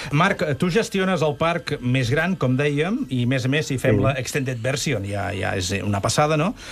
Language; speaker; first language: Catalan; native; Catalan